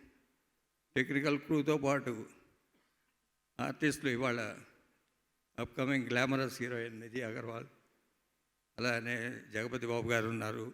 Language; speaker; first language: Telugu; native; Telugu